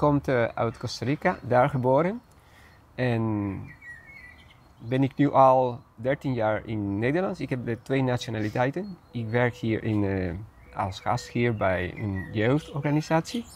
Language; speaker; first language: Dutch; non-native, fluent; Spanish